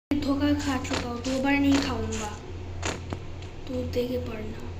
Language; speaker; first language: Hindi; non-native, local second language; Bangla